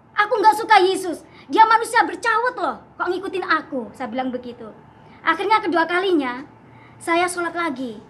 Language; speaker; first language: Indonesian; non-native, local second language; Javanese